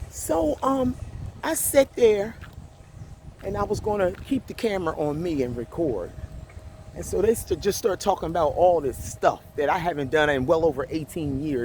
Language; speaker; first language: English; native; English